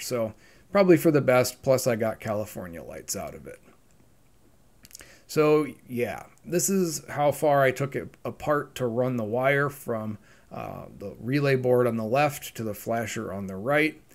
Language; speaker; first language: English; native; English